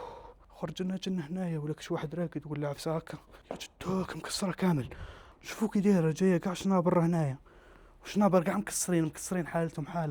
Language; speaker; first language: Arabic; native; Arabic